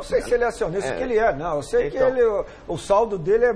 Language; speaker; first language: Portuguese; native; Portuguese